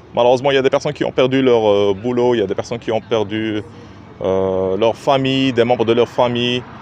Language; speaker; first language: French; non-native, local second language; Arabic